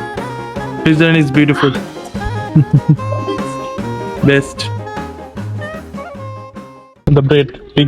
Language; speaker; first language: English; non-native, learner; Bangla